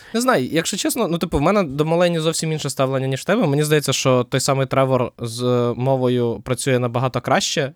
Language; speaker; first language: Ukrainian; native; Ukrainian